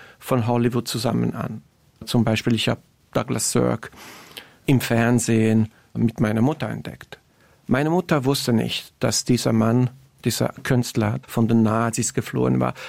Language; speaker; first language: German; non-native, fluent; Italian